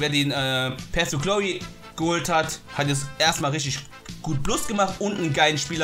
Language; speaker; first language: German; native; German